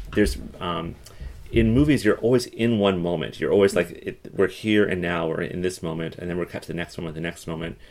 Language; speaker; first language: English; native; English